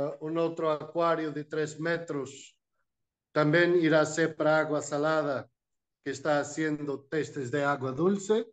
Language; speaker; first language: Spanish; non-native, fluent; Portuguese